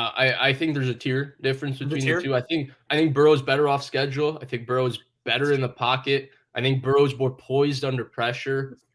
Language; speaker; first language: English; native; English